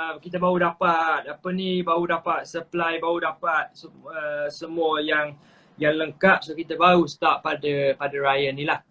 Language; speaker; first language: Malay; non-native, fluent; English